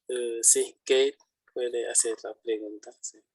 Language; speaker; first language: Spanish; non-native, fluent; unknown